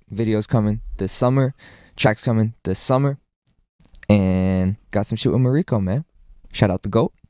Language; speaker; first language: English; native; English